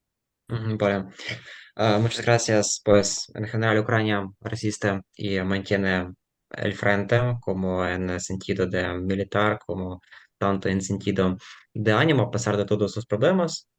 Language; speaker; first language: Spanish; non-native, fluent; Ukrainian